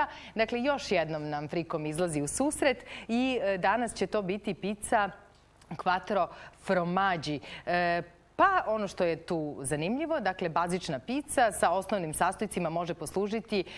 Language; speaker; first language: Serbian; native; Serbian